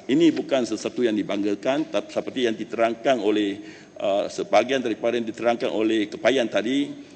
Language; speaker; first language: Malay; non-native, local second language; Chinese